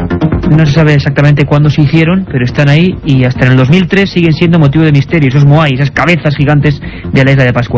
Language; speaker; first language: Spanish; native; Spanish